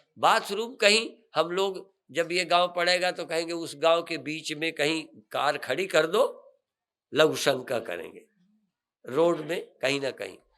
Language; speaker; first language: Hindi; native; Hindi